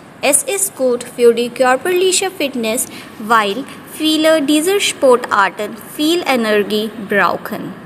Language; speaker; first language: German; non-native, fluent; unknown